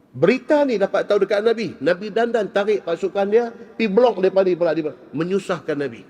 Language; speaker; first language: Malay; native; Malay